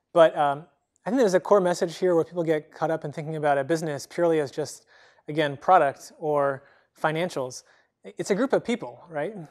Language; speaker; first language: English; native; English